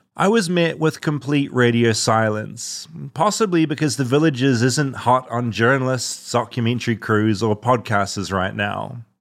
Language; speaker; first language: English; native; English